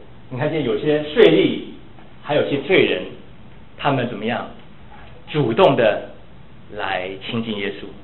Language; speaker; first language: Chinese; native; Chinese